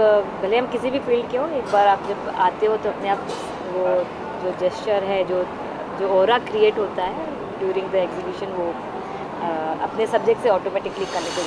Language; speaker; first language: Hindi; native; Hindi